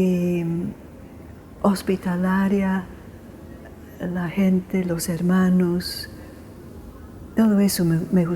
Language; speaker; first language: Spanish; non-native, fluent; English